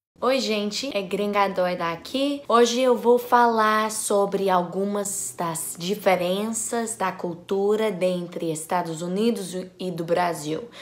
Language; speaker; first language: Portuguese; non-native, learner; English